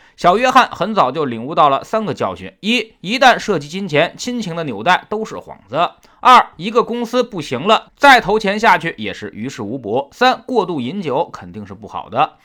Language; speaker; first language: Chinese; native; Chinese